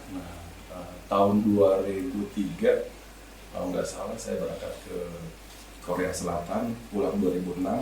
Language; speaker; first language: Indonesian; non-native, local second language; Sundanese